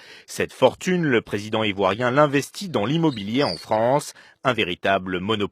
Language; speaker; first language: French; native; French